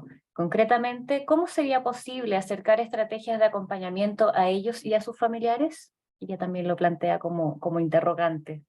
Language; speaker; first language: Spanish; native; Spanish